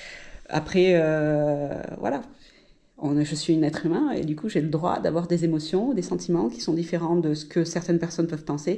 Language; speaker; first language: French; native; French